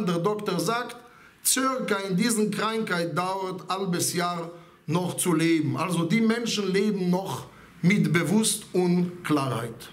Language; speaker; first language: German; non-native, fluent; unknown